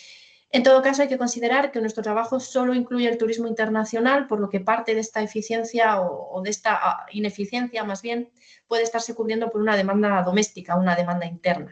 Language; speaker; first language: Spanish; native; Spanish